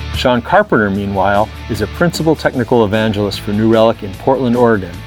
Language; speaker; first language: English; native; English